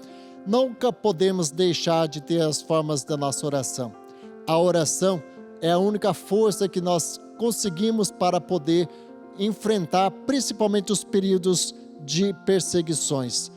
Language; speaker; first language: Portuguese; native; Portuguese